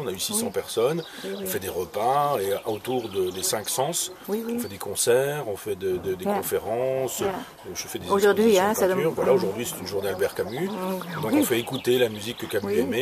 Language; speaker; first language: French; native; French